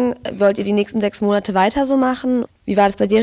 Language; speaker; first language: German; native; German